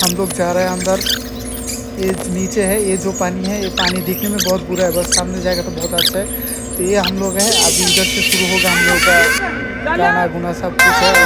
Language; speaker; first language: Hindi; non-native, learner; Bangla